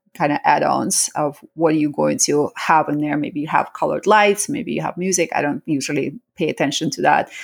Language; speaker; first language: English; early bilingual, other home language; Russian